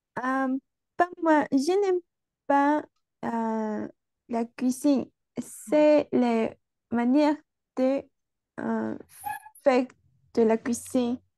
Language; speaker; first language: French; non-native, learner; Spanish